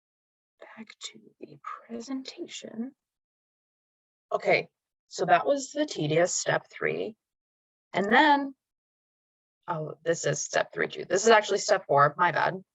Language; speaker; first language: English; native; English